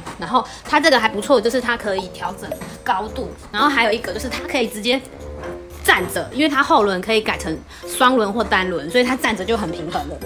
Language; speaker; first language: Chinese; native; Chinese